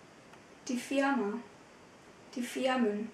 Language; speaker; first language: German; non-native, fluent; Vietnamese